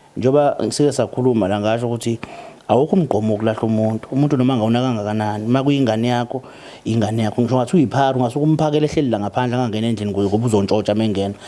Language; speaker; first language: Zulu; native; Zulu